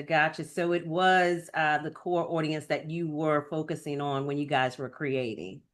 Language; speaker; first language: English; native; English